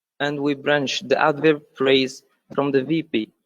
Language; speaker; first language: English; non-native, learner; Arabic